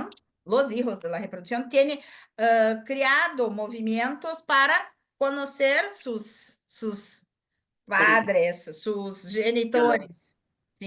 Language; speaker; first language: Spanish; non-native, learner; Portuguese